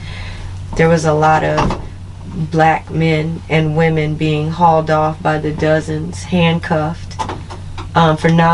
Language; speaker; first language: English; native; English